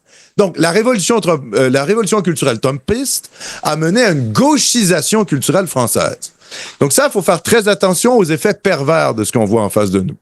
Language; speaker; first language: French; native; French